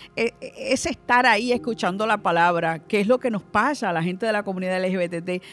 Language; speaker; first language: Spanish; native; Spanish